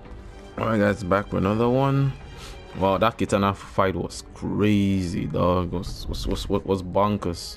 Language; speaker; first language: English; native; English